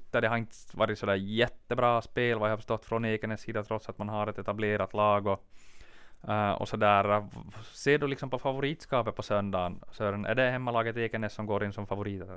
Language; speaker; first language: Swedish; native; Swedish